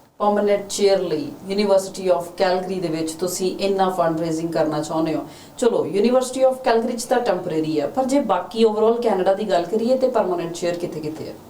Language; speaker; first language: Punjabi; native; Punjabi